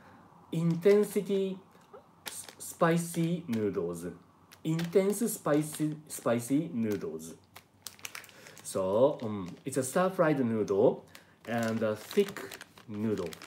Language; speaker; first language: English; non-native, learner; Japanese